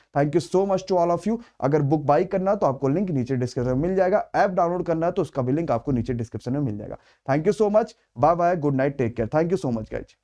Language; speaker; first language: Hindi; native; Hindi